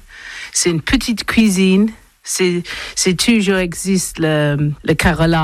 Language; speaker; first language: French; non-native, learner; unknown